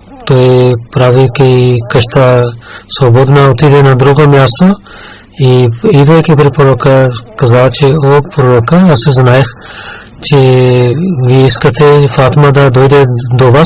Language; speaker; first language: Bulgarian; non-native, learner; Urdu